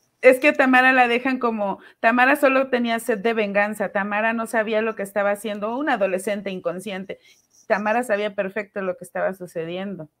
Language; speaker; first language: Spanish; native; Spanish